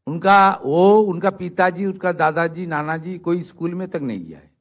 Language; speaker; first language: Hindi; non-native, local second language; Bangla